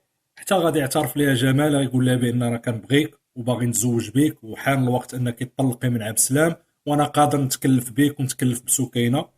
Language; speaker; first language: Arabic; native; Arabic